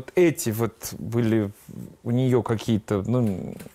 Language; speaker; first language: Russian; native; Russian